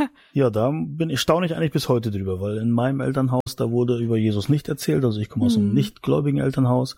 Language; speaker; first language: German; native; German